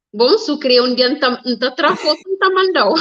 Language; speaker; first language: Portuguese; non-native, learner; Kabuverdianu